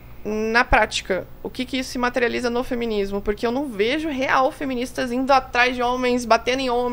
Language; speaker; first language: Portuguese; native; Portuguese